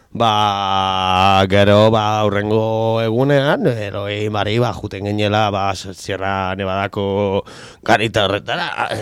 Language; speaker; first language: Basque; non-native, local second language; Spanish